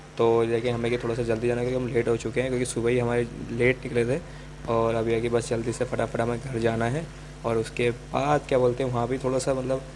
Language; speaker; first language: Hindi; native; Hindi